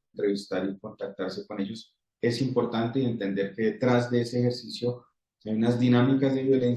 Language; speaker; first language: Spanish; native; Spanish